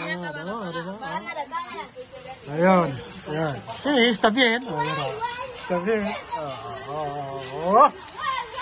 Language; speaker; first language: Spanish; non-native, learner; Filipino